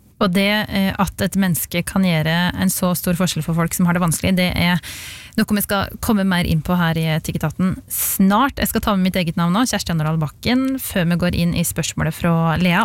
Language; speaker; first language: Norwegian; native; Norwegian